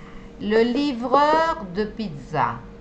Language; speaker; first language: French; non-native, fluent; Spanish